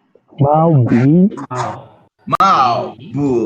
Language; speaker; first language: Chinese; non-native, learner; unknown